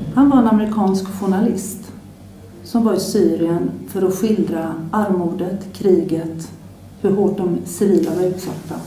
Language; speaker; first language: Swedish; native; Swedish